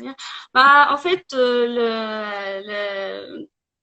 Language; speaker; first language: French; non-native, local second language; Arabic